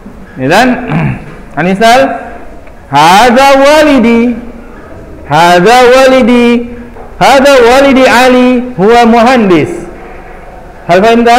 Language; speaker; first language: Arabic; non-native, fluent; Indonesian